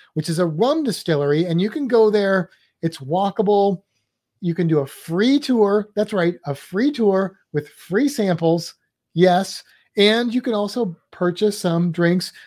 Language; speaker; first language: English; native; English